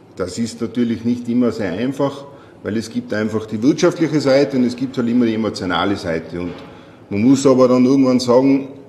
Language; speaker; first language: German; native; German